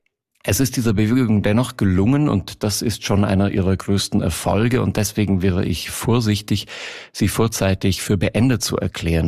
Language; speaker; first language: German; native; German